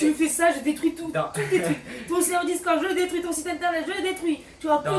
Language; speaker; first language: French; native; French